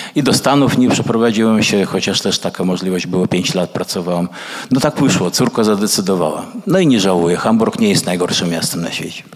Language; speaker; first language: Polish; early bilingual, other home language; Russian